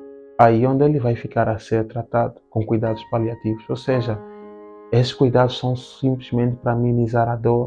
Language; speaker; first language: Portuguese; native; Portuguese